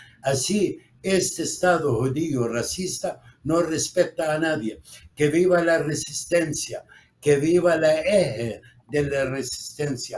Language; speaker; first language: Spanish; non-native, fluent; Arabic